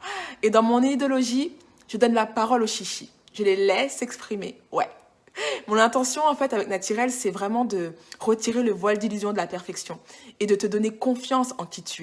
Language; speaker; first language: French; native; French